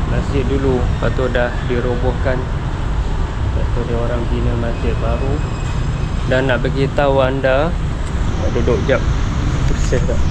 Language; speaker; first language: Malay; non-native, fluent; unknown